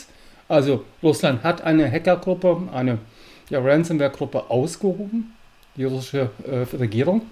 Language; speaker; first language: German; native; German